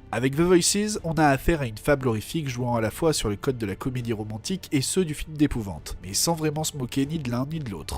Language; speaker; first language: French; native; French